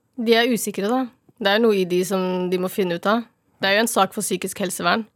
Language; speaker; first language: Norwegian; early bilingual, other home language; Somali